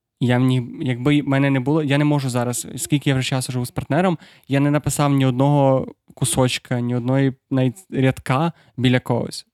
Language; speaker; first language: Ukrainian; non-native, local second language; Russian